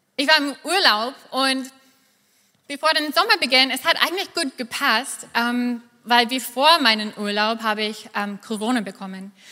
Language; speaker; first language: German; non-native, fluent; English